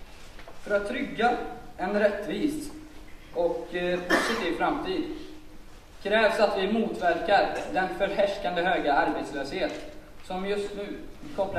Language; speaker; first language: Swedish; native; Swedish